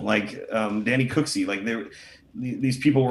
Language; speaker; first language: English; native; English